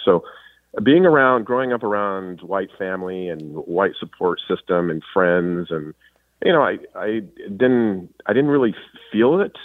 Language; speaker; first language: English; native; English